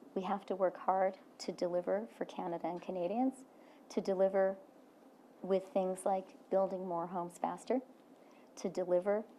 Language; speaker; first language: English; native; English